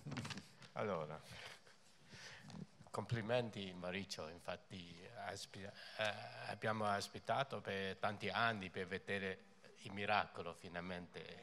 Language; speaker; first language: Italian; non-native, fluent; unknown